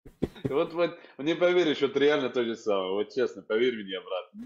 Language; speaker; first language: Russian; non-native, fluent; Arabic